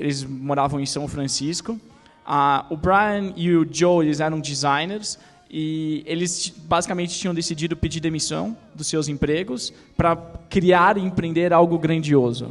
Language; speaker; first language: Portuguese; native; Portuguese